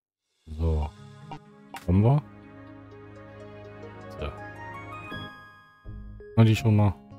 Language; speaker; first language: German; native; German